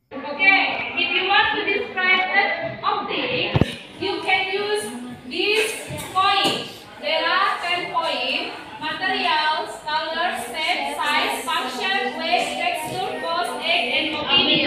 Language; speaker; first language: English; non-native, fluent; Indonesian